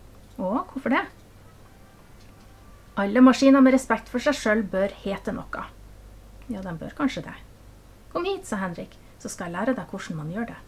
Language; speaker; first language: Norwegian; native; Norwegian